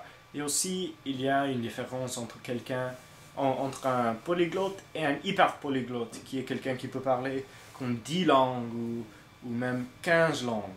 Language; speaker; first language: French; non-native, learner; English